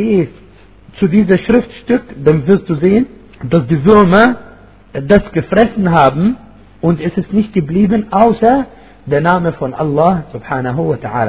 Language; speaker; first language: German; non-native, fluent; Arabic